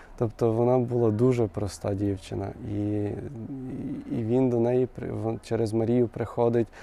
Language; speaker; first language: Ukrainian; native; Ukrainian